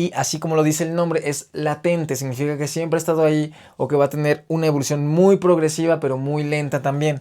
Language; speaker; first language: Spanish; native; Spanish